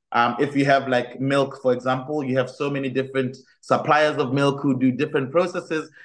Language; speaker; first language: English; non-native, local second language; Tswana